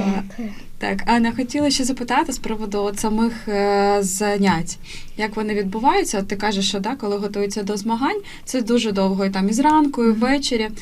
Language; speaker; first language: Ukrainian; native; Ukrainian